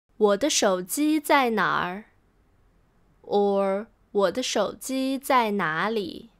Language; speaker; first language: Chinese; native; Chinese